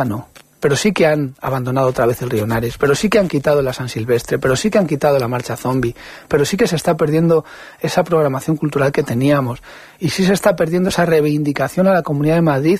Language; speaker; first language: Spanish; native; Spanish